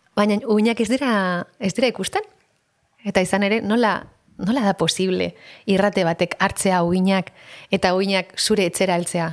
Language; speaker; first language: Basque; non-native, local second language; Spanish